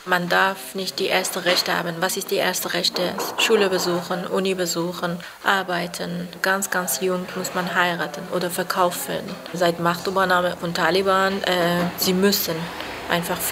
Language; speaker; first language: German; non-native, learner; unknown